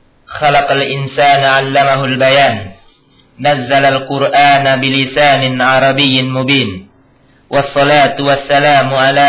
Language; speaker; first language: Arabic; non-native, fluent; Indonesian